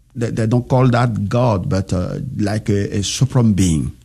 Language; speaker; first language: English; non-native, learner; French